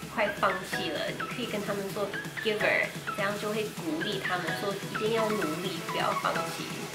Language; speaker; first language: Chinese; non-native, fluent; English